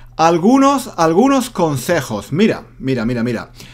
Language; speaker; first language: Spanish; native; Spanish